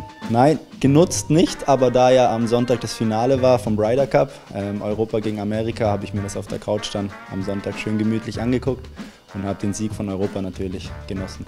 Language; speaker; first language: German; native; German